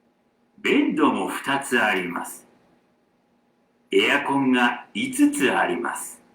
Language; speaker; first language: Japanese; non-native, learner; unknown